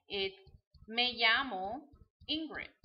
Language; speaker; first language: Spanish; non-native, fluent; English